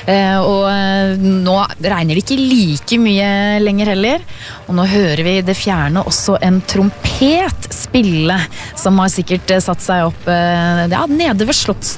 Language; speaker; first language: Norwegian; native; Norwegian